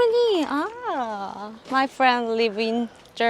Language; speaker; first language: English; non-native, learner; Korean